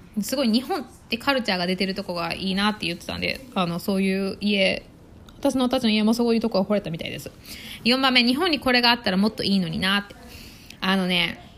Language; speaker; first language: Japanese; native; Japanese